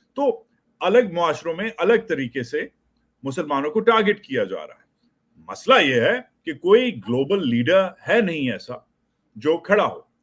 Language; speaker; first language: Urdu; native; Urdu